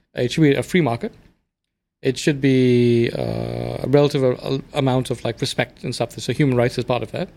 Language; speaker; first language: English; native; English